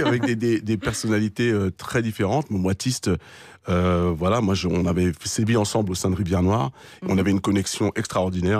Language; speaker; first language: French; native; French